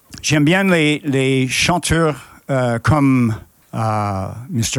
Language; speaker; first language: French; non-native, fluent; English